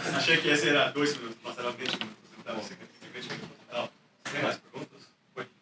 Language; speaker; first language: Portuguese; non-native, learner; English